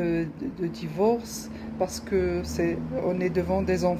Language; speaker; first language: French; non-native, local second language; Arabic